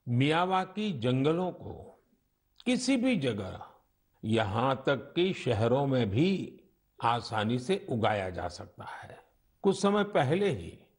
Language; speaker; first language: Hindi; non-native, local second language; Gujarati